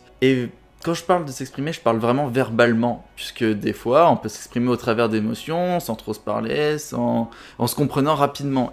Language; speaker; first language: French; native; French